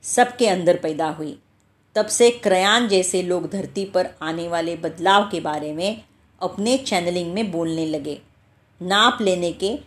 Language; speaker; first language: Hindi; non-native, local second language; Marathi